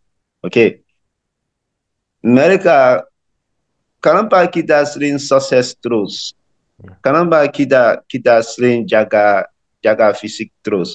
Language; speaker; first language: Indonesian; non-native, learner; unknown